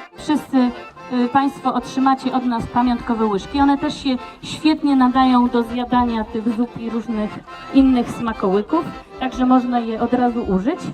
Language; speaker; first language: Polish; native; Polish